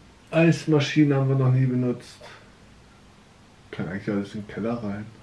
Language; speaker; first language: German; native; German